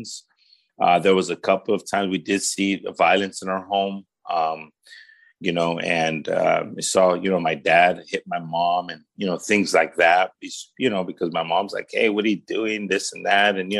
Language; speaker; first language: English; native; English